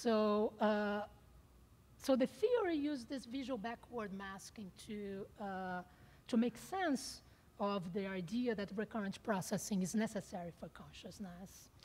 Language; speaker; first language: English; non-native, fluent; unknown